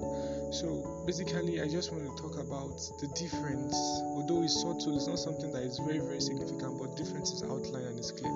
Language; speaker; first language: English; non-native, local second language; Yoruba